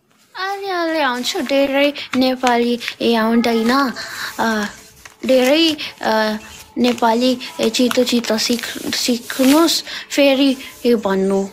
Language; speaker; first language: Nepali; non-native, learner; Hindi